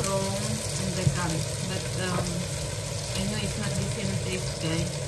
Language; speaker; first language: English; non-native, learner; Filipino